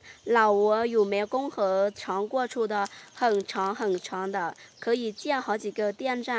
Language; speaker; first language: Chinese; non-native, fluent; Lao